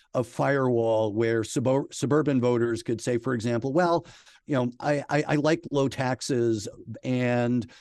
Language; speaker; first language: English; native; English